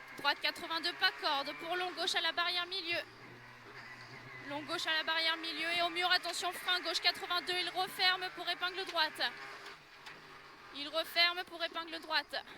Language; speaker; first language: French; native; French